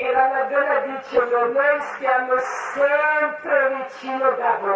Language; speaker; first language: Italian; non-native, learner; Croatian